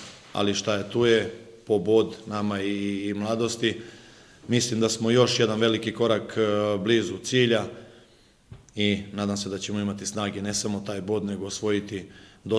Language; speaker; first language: Serbian; native; Serbian